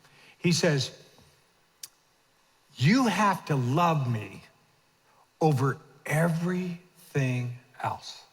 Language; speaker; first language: English; native; English